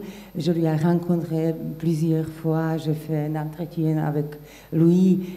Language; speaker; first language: French; non-native, fluent; Slovak